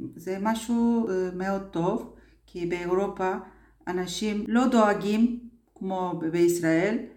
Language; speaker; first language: Hebrew; non-native, learner; Turkish